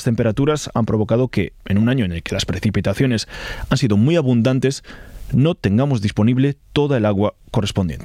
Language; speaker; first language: Spanish; native; Spanish